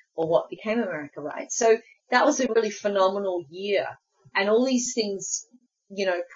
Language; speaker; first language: English; early bilingual, other home language; Spanish